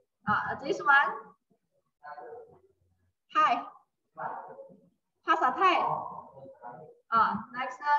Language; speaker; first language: English; non-native, learner; Chinese